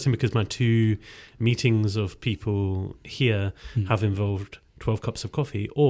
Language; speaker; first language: English; native; English